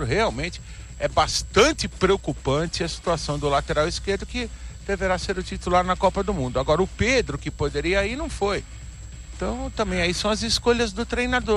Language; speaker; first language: Portuguese; native; Portuguese